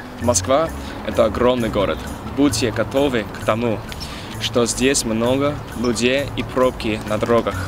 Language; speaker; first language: Russian; non-native, learner; English